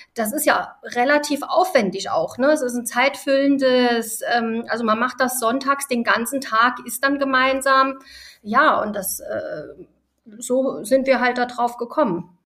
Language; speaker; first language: German; early bilingual, other home language; Italian